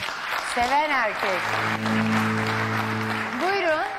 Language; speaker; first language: Turkish; native; Turkish